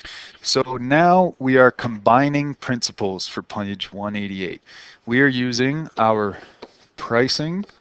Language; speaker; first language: English; native; English